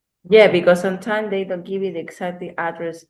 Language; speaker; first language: English; non-native, learner; Spanish